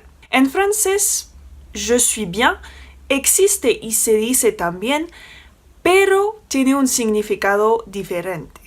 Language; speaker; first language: Spanish; non-native, fluent; French